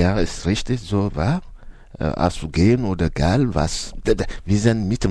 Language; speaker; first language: German; non-native, learner; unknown